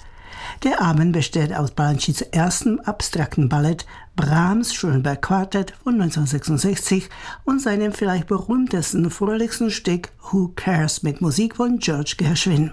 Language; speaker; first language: German; native; German